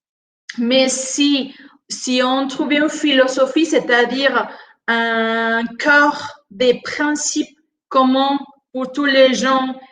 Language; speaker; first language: French; non-native, fluent; Spanish